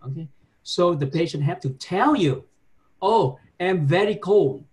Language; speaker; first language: English; non-native, fluent; Vietnamese